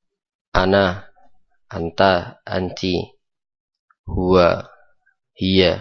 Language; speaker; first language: Arabic; non-native, fluent; Indonesian